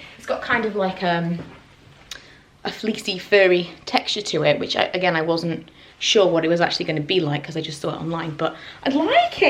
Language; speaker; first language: English; native; English